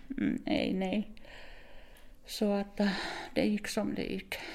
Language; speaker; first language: Swedish; non-native, fluent; Finnish